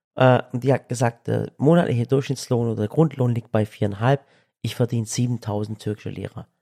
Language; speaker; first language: German; early bilingual, other home language; Turkish